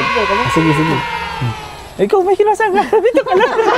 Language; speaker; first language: Filipino; native; Filipino